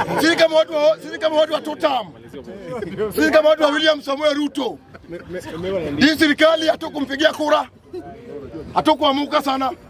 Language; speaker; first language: Swahili; non-native, local second language; Luo (Kenya and Tanzania)